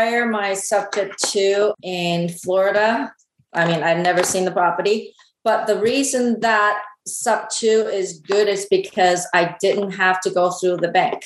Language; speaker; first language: English; non-native, fluent; Chinese